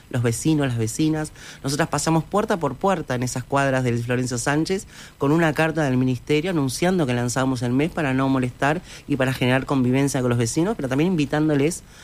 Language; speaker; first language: Spanish; native; Spanish